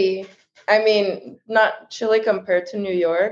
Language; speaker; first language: English; early bilingual, other home language; Spanish